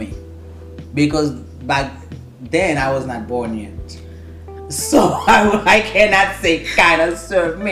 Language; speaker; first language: English; non-native, fluent; Haitian Creole